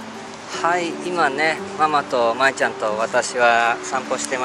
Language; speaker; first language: Japanese; native; Japanese